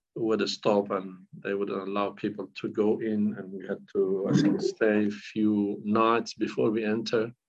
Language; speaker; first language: English; non-native, fluent; Kurdish